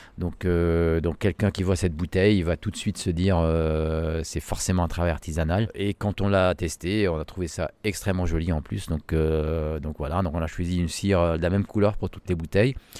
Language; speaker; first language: French; non-native, local second language; Arabic